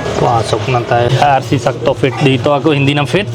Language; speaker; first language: Filipino; non-native, learner; Hindi